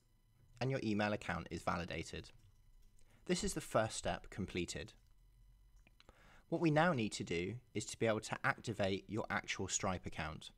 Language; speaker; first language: English; native; English